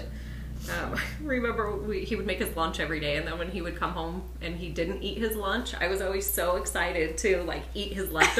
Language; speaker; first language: English; native; English